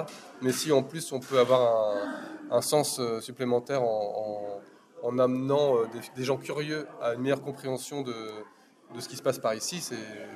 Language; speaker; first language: French; native; French